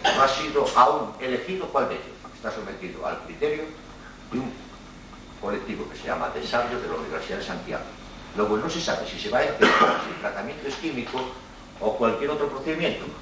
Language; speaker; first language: Spanish; native; Spanish